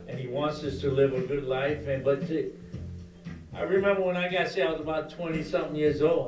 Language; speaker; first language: English; early bilingual, other home language; Spanish